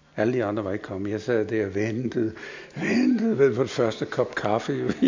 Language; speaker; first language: Danish; native; Danish